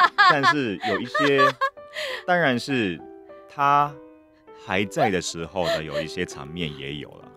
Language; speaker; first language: Chinese; non-native, fluent; Japanese